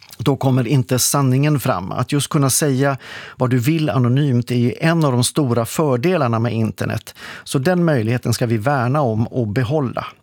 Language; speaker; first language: Swedish; native; Swedish